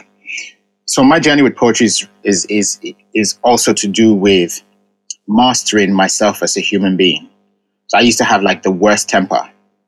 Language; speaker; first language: English; non-native, local second language; Ga